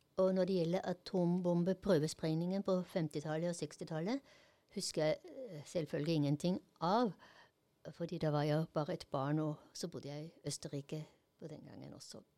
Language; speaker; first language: Norwegian; non-native, fluent; German